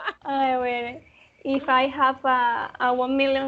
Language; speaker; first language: English; non-native, learner; Spanish